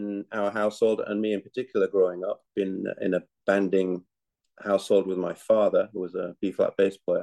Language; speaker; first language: English; native; English